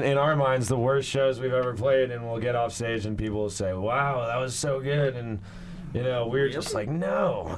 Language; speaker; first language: English; native; English